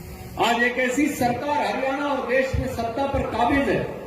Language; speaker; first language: Hindi; native; Hindi